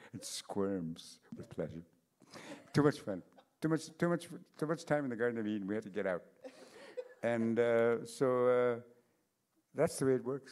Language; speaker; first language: English; non-native, local second language; Cree